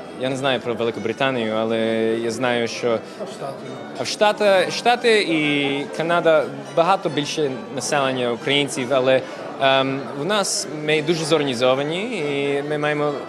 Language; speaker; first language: Ukrainian; early bilingual, heritage; Ukrainian